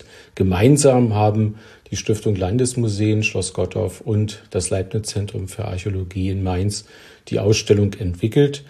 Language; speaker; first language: German; native; German